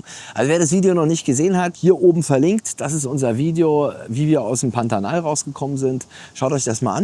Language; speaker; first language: German; native; German